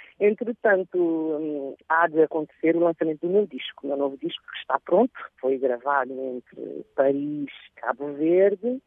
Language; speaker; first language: Portuguese; non-native, local second language; Kabuverdianu